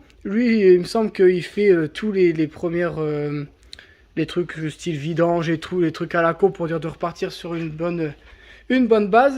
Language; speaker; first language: French; native; French